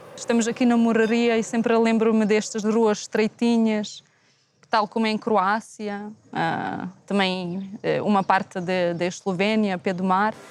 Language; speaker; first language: Portuguese; non-native, fluent; Slovenian